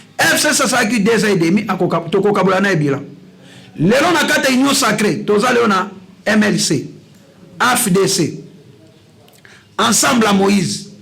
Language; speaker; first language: Lingala; native; Lingala